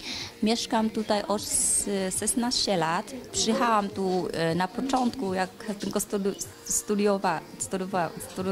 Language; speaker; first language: Polish; non-native, learner; Vietnamese